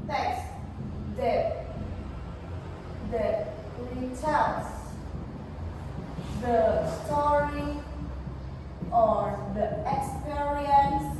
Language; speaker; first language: English; non-native, learner; Indonesian